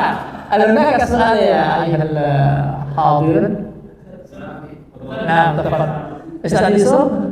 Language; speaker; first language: Arabic; non-native, learner; Indonesian